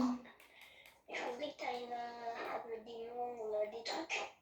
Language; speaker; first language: French; native; French